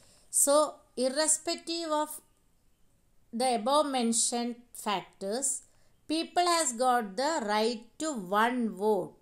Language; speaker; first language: English; non-native, local second language; Malayalam